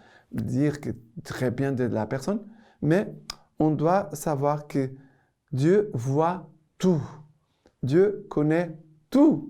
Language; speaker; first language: French; non-native, fluent; Portuguese